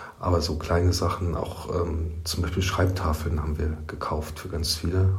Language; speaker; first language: German; native; German